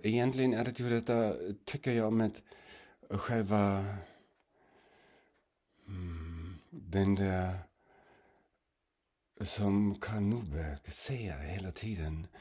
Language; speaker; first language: Swedish; non-native, fluent; German